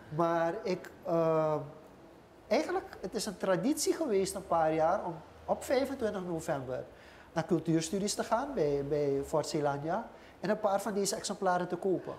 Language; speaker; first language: Dutch; native; Dutch